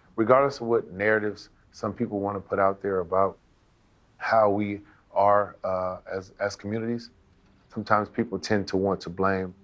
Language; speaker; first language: English; native; English